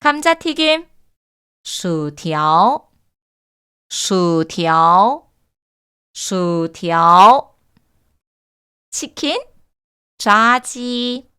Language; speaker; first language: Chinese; non-native, fluent; Korean